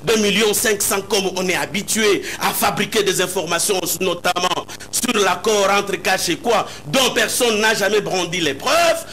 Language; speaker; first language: French; non-native, local second language; Lingala